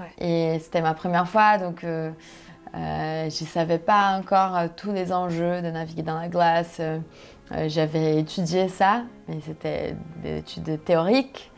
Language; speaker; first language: French; non-native, fluent; Portuguese